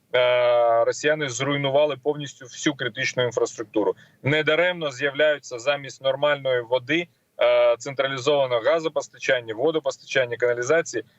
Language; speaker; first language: Ukrainian; non-native, local second language; Russian